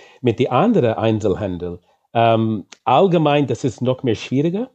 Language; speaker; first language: German; non-native, fluent; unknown